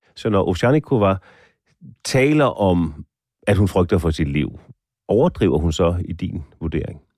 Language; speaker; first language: Danish; native; Danish